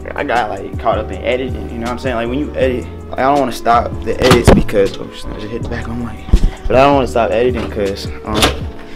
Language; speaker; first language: English; native; English